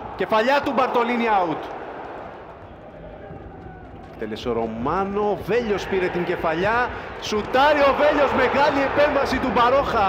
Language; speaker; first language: Greek; native; Greek